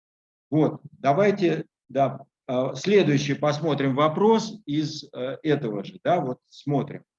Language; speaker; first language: Russian; native; Russian